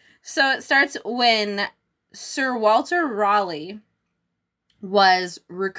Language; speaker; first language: English; native; English